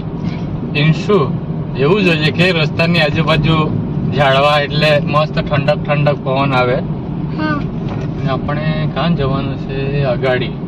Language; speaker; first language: Gujarati; non-native, local second language; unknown